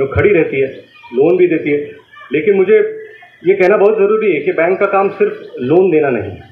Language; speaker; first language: Hindi; non-native, local second language; Marathi